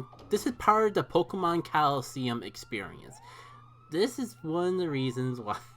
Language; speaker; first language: English; native; English